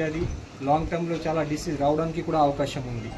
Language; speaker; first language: Telugu; non-native, local second language; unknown